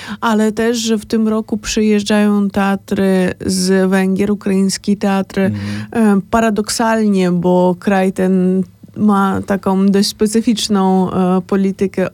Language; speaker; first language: Polish; non-native, fluent; Ukrainian